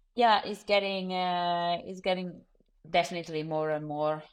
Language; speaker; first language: English; non-native, fluent; Italian